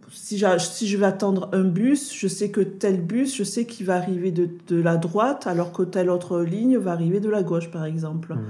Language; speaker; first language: French; native; French